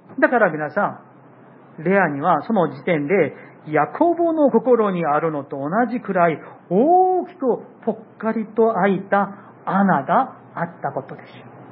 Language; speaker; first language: Japanese; non-native, fluent; Korean